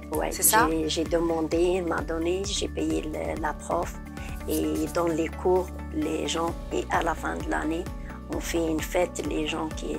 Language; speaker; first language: French; non-native, learner; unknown